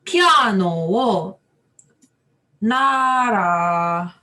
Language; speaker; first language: Japanese; non-native, learner; English